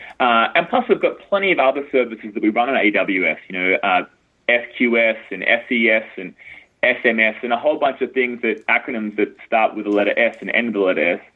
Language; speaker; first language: English; native; English